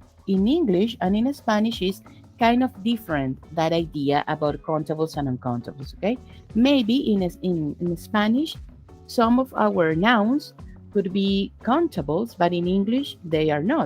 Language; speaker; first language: English; non-native, fluent; Spanish